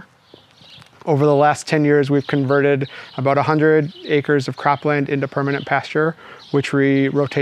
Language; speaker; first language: English; native; English